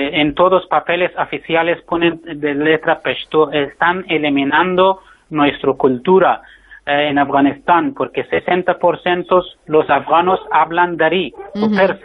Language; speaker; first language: Spanish; non-native, learner; Persian